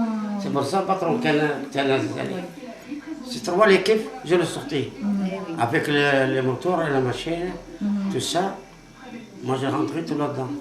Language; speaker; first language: French; non-native, learner; Arabic